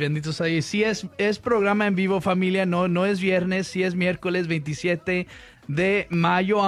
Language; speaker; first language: Spanish; early bilingual, heritage; Spanish